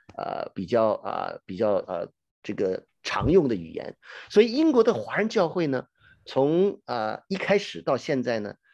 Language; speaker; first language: Chinese; native; Chinese